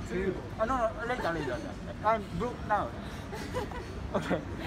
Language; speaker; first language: English; non-native, learner; Japanese